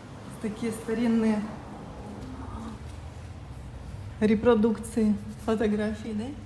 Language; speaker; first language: Russian; native; Russian